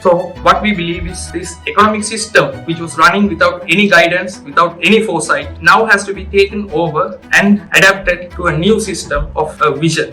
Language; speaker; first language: English; non-native, local second language; Tamil